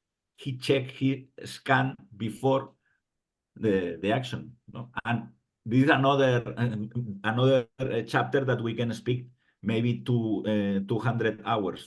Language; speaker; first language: English; non-native, fluent; Spanish